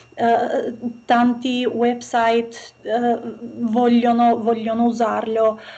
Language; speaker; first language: Italian; non-native, fluent; Albanian